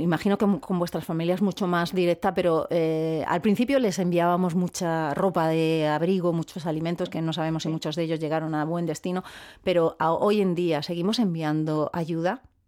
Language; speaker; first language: Spanish; native; Spanish